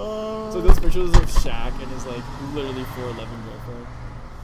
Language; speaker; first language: English; native; English